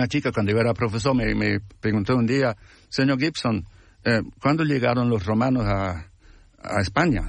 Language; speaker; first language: Spanish; non-native, fluent; English